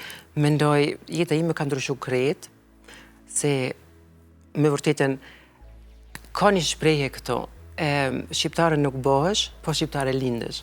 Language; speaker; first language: Albanian; non-native, fluent; German